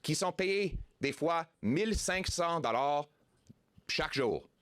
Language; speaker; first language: French; non-native, local second language; English